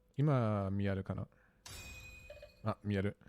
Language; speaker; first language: Japanese; non-native, learner; German